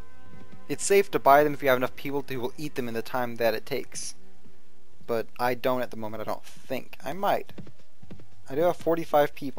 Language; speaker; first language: English; native; English